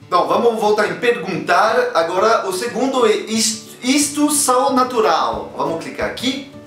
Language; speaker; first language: Portuguese; non-native, fluent; French